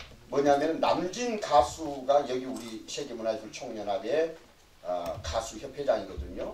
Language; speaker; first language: Korean; native; Korean